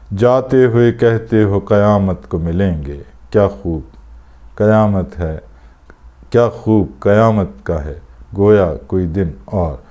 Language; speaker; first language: Urdu; non-native, local second language; Pashto